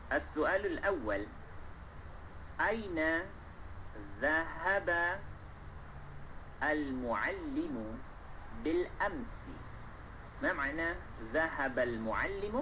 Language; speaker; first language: Arabic; non-native, fluent; Malay